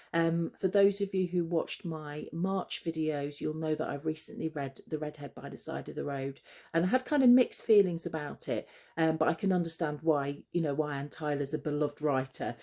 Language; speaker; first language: English; native; English